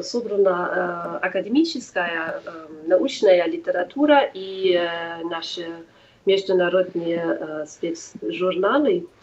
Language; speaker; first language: Russian; non-native, fluent; German